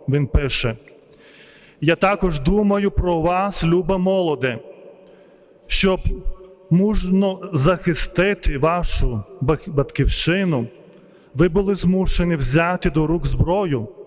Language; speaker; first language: Ukrainian; non-native, fluent; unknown